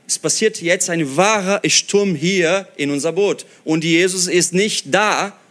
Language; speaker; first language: German; non-native, fluent; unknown